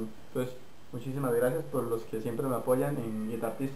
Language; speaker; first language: Spanish; native; Spanish